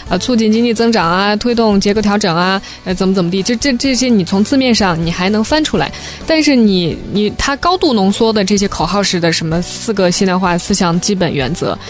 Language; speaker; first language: Chinese; native; Chinese